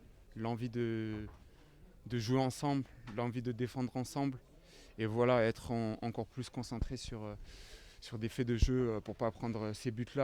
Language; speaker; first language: French; native; French